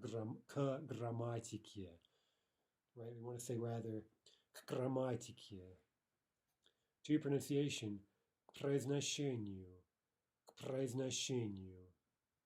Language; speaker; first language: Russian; non-native, fluent; English